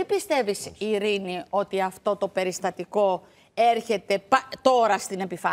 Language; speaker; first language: Greek; native; Greek